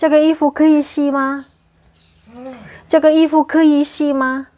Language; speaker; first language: Chinese; non-native, learner; Javanese